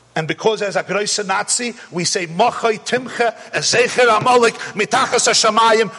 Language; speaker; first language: English; native; English